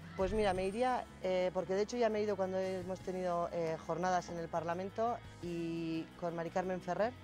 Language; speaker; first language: Spanish; native; Spanish